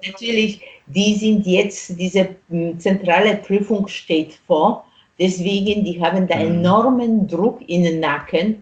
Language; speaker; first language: German; non-native, fluent; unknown